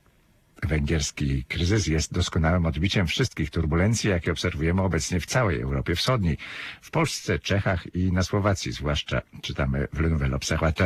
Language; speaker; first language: Polish; native; Polish